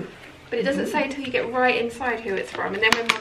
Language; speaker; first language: English; native; English